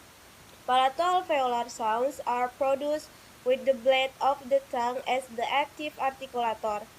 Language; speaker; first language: English; non-native, learner; Indonesian